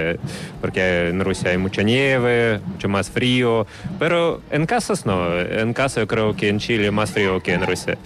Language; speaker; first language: Spanish; non-native, learner; Russian